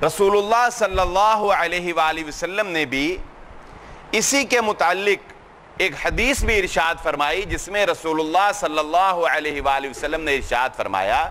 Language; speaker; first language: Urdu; non-native, local second language; Punjabi